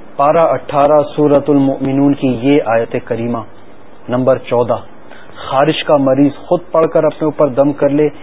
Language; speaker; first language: Urdu; native; Urdu